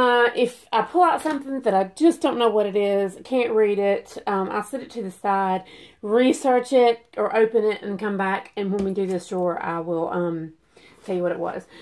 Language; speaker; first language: English; native; English